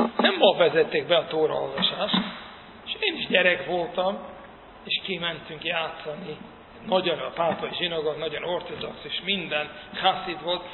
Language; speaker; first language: Hungarian; early bilingual, heritage; Hungarian